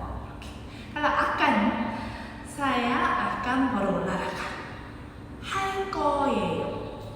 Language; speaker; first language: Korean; non-native, fluent; Indonesian